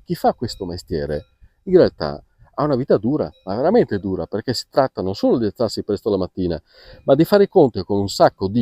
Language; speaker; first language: Italian; native; Italian